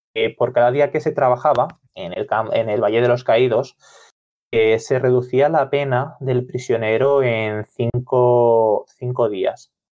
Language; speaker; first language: Spanish; non-native, local second language; Catalan